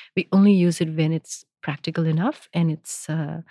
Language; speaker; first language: English; non-native, local second language; Gujarati